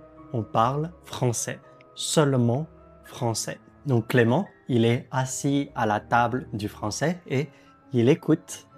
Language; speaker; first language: French; native; French